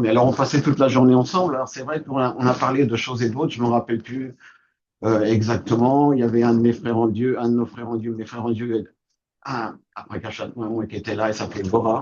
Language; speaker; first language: French; native; French